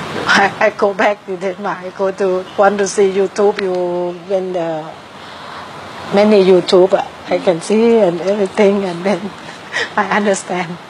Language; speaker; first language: English; non-native, learner; Thai